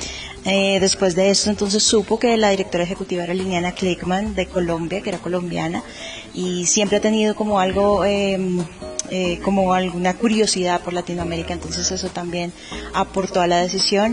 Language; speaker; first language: Spanish; native; Spanish